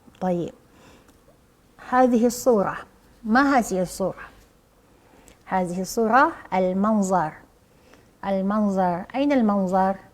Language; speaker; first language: Arabic; non-native, fluent; Malay